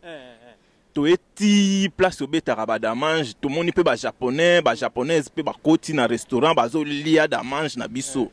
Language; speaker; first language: Lingala; native; Lingala